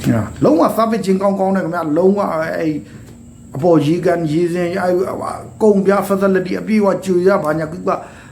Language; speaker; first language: Burmese; native; Burmese